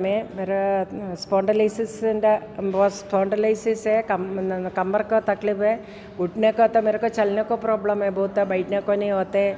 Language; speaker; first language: Hindi; non-native, local second language; Malayalam